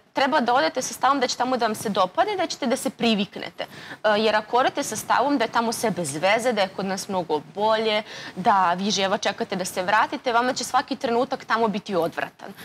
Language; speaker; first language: Serbian; native; Serbian